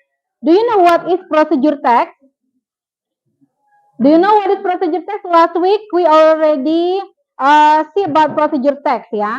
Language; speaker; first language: English; non-native, fluent; Indonesian